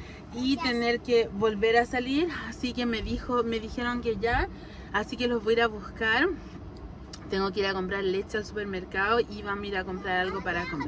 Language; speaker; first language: Spanish; native; Spanish